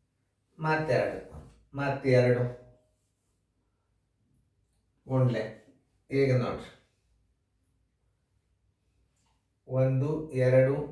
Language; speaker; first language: Kannada; native; Kannada